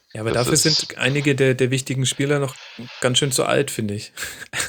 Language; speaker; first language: German; native; German